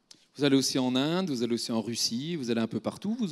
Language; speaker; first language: French; native; French